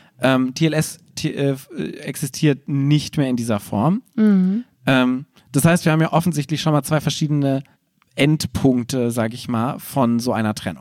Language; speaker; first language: German; native; German